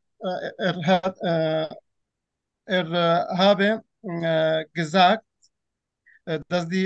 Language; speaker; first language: German; non-native, fluent; Turkish